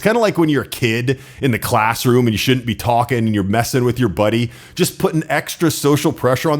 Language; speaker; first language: English; native; English